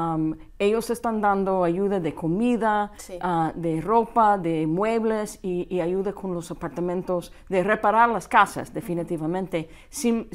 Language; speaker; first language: Spanish; non-native, fluent; English